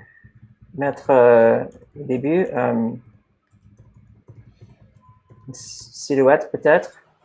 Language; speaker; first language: French; non-native, fluent; English